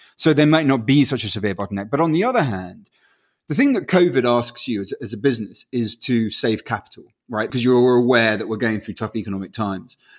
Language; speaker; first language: English; early bilingual, other home language; Spanish